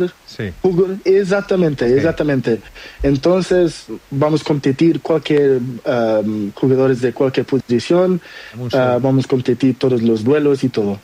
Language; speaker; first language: Spanish; non-native, learner; Portuguese